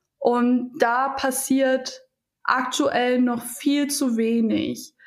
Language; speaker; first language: German; early bilingual, other home language; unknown